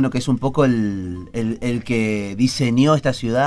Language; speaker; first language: Spanish; native; Spanish